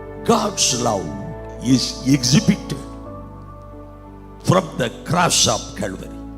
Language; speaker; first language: English; non-native, local second language; Tamil